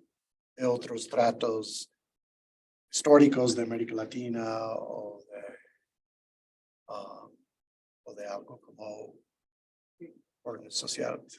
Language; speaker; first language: Spanish; non-native, fluent; English